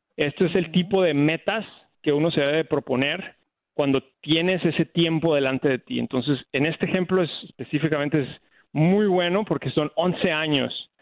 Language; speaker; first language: Spanish; native; Spanish